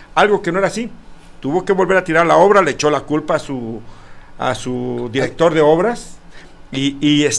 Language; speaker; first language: Spanish; native; Spanish